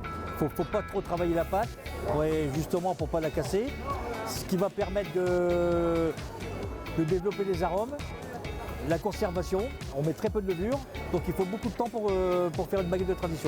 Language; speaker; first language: French; native; French